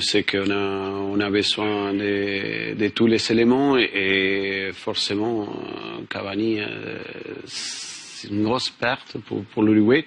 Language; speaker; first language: French; non-native, fluent; Spanish